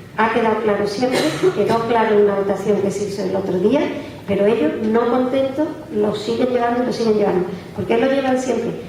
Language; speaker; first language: Spanish; native; Spanish